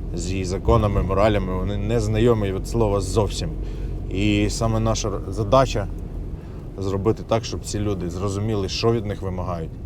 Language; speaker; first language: Ukrainian; non-native, local second language; Russian